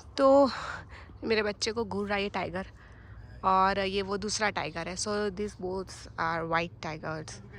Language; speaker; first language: Hindi; native; Hindi